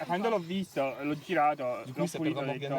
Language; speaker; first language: Italian; native; Italian